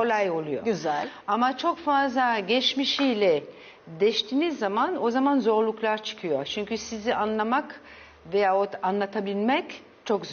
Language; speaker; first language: Turkish; early bilingual, heritage; Turkish